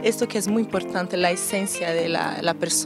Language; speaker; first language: Spanish; non-native, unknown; Portuguese